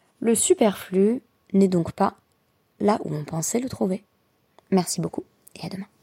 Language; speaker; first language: French; native; French